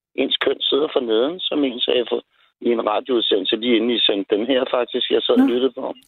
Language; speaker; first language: Danish; native; Danish